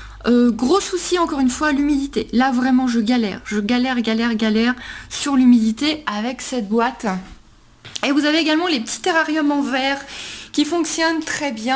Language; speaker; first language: French; native; French